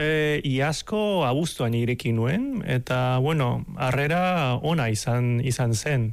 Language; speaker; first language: Basque; non-native, fluent; Cantonese